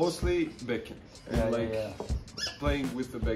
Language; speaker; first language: English; non-native, fluent; Serbian